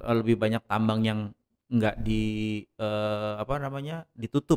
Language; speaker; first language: Indonesian; native; Indonesian